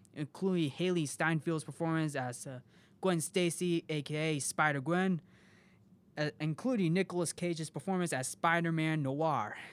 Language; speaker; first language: English; native; English